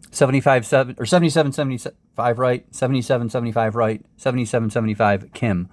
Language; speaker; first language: English; native; English